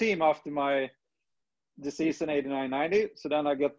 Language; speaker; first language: English; non-native, fluent; Swedish